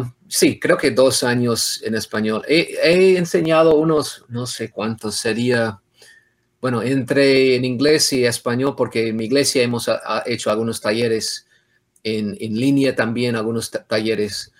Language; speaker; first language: Spanish; non-native, fluent; English